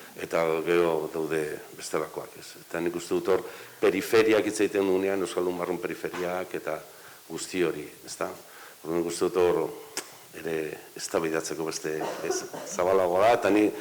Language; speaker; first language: Basque; native; Basque